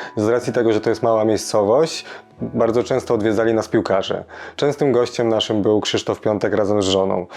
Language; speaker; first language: Polish; native; Polish